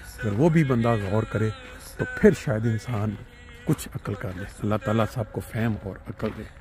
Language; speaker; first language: Urdu; non-native, local second language; Punjabi